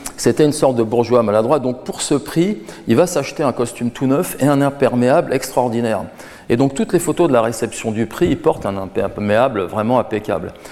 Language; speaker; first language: French; native; French